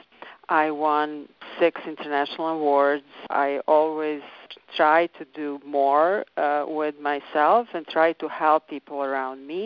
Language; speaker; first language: English; non-native, fluent; Serbian